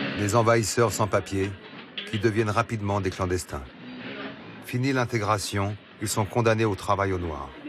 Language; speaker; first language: French; native; French